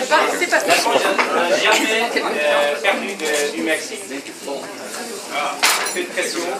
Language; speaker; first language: French; non-native, fluent; Dutch